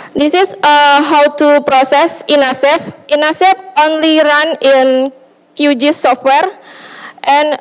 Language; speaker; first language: English; non-native, learner; Indonesian